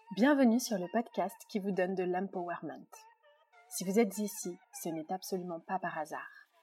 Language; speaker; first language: French; native; French